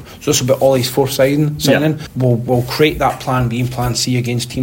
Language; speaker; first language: English; native; English